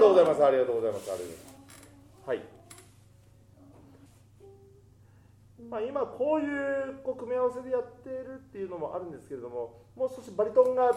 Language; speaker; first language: Japanese; native; Japanese